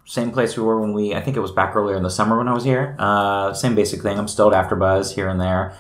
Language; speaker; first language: English; native; English